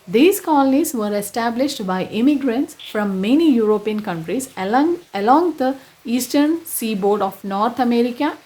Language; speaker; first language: English; non-native, local second language; Malayalam